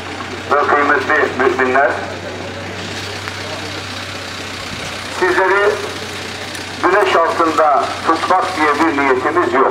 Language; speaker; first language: Turkish; native; Turkish